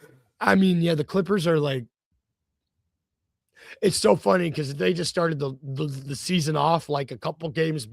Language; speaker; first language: English; native; English